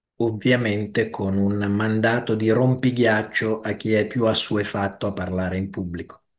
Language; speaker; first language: Italian; native; Italian